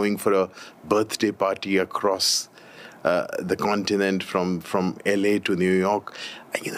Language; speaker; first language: English; non-native, local second language; Hindi